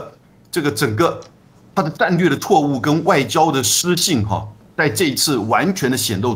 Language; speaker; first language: Chinese; native; Chinese